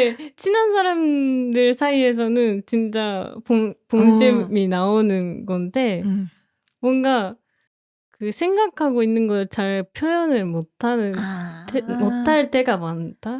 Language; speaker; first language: Korean; non-native, fluent; Japanese